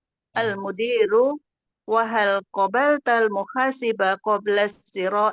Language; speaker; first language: Arabic; non-native, learner; Indonesian